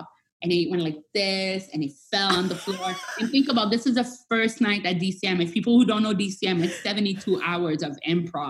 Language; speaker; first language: English; non-native, fluent; French